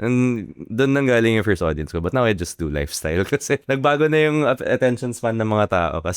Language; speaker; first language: Filipino; native; Filipino